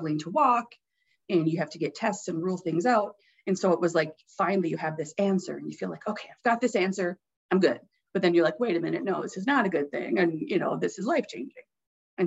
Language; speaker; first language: English; native; English